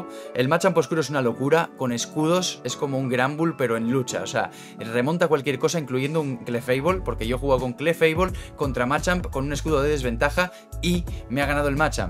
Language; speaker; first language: Spanish; native; Spanish